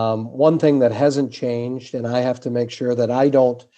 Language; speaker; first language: English; native; English